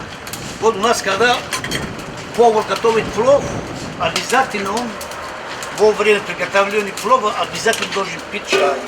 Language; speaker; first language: Russian; non-native, local second language; Tajik